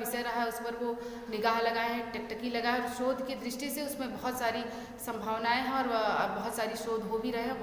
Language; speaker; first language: Hindi; native; Hindi